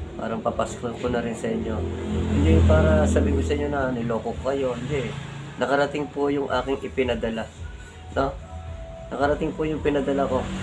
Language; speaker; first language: Filipino; native; Filipino